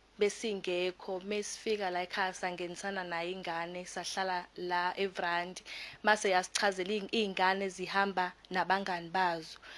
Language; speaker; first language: Zulu; native; Zulu